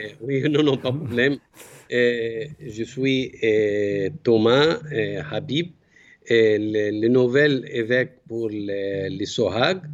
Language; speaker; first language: French; non-native, learner; Arabic